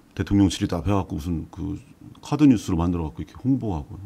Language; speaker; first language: Korean; native; Korean